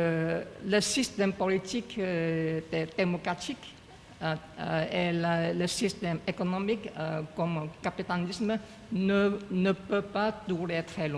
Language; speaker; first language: French; non-native, learner; Chinese